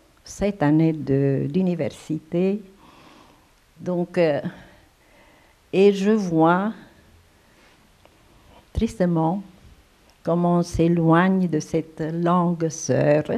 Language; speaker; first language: French; non-native, fluent; Romanian